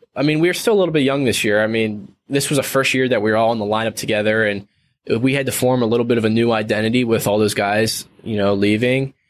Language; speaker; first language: English; native; English